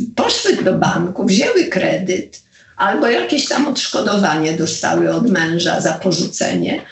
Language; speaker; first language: Polish; native; Polish